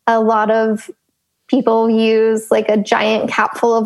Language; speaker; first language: English; native; English